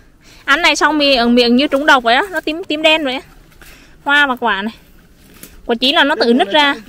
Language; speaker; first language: Vietnamese; native; Vietnamese